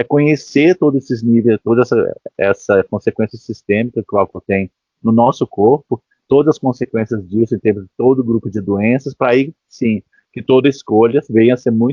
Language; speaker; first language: Portuguese; native; Portuguese